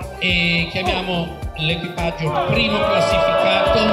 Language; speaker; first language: Italian; native; Italian